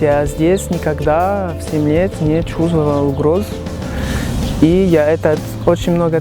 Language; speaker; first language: Russian; non-native, fluent; French